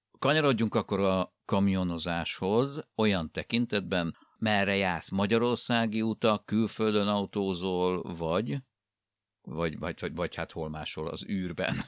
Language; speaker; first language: Hungarian; native; Hungarian